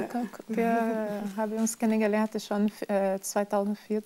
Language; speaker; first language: German; non-native, fluent; Portuguese